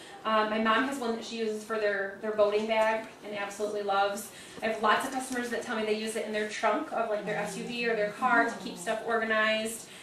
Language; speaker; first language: English; native; English